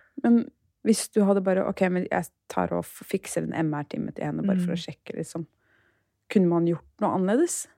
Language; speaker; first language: Norwegian; early bilingual, other home language; Turkish